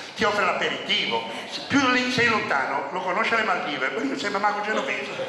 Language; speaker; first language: Italian; native; Italian